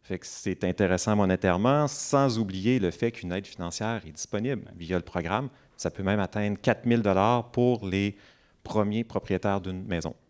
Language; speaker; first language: French; native; French